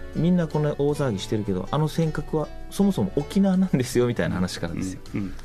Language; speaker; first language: Japanese; native; Japanese